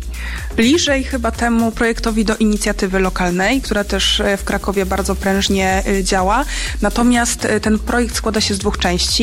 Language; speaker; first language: Polish; native; Polish